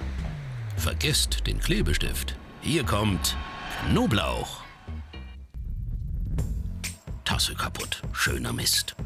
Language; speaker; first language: German; native; German